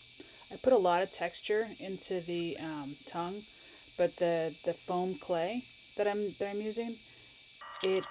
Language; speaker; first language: English; native; English